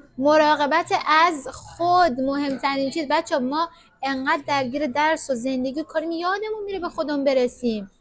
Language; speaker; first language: Persian; native; Persian